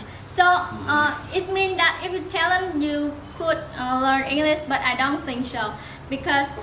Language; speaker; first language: English; non-native, learner; Vietnamese